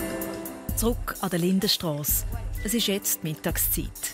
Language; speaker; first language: German; native; German